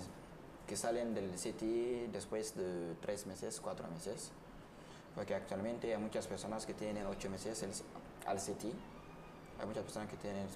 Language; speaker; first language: Spanish; non-native, learner; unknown